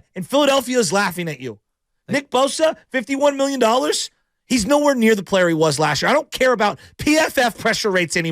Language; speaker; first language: English; native; English